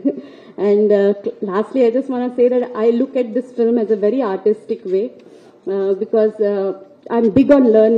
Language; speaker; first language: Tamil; non-native, learner; Marathi